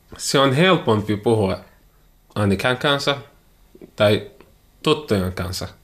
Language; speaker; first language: Finnish; non-native, learner; Arabic